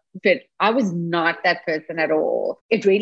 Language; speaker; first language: English; native; English